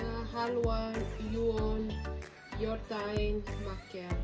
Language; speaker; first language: Finnish; non-native, learner; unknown